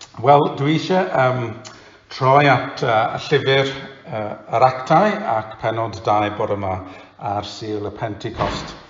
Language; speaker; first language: Welsh; non-native, local second language; English